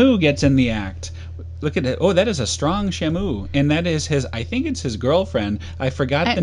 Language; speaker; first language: English; native; English